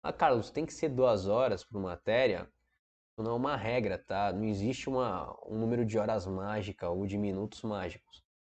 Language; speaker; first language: Portuguese; native; Portuguese